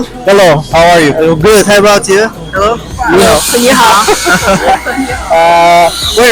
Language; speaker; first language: English; non-native, learner; Persian